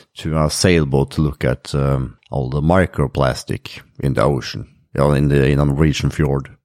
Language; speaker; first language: English; non-native, fluent; Norwegian